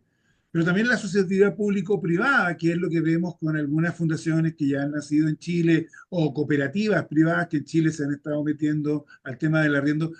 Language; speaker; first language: Spanish; native; Spanish